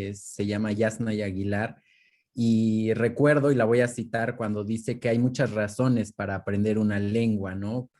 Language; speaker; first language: Spanish; non-native, local second language; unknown